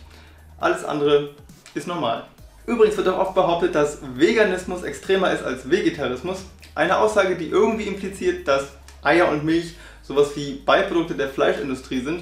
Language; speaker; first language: German; native; German